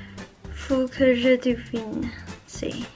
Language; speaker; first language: French; non-native, learner; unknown